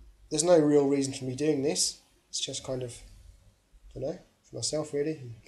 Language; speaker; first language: English; native; English